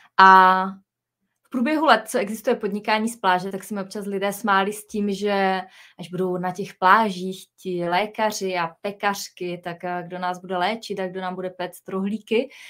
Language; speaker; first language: Czech; native; Czech